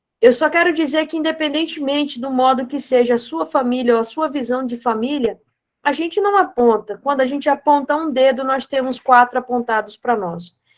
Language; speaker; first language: Portuguese; non-native, fluent; Spanish